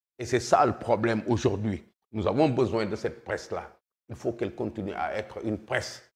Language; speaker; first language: French; non-native, local second language; Wolof